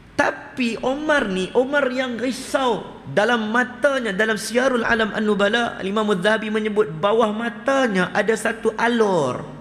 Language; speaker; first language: Malay; native; Malay